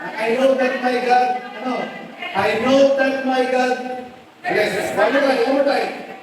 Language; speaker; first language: English; non-native, local second language; Filipino